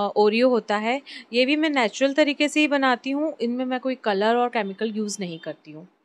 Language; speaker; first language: Hindi; native; Hindi